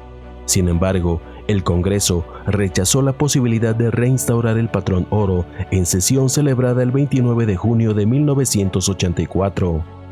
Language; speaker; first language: Spanish; native; Spanish